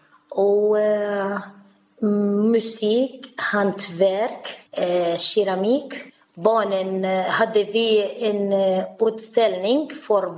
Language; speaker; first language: Swedish; non-native, learner; Arabic